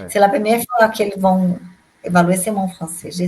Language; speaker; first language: French; non-native, learner; Portuguese